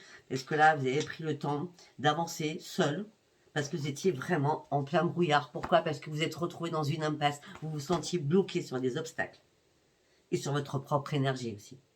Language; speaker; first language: French; native; French